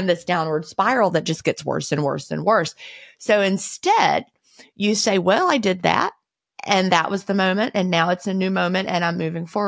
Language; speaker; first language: English; native; English